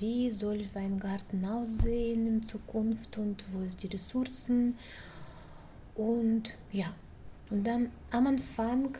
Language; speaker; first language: German; non-native, learner; Russian